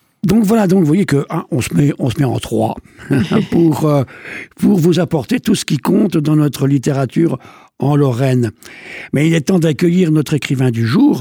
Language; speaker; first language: French; native; French